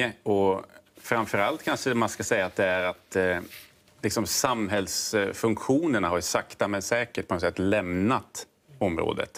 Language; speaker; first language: Swedish; native; Swedish